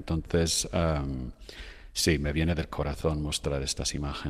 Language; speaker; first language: Spanish; non-native, fluent; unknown